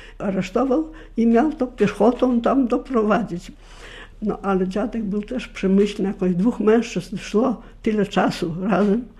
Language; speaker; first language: Polish; native; Polish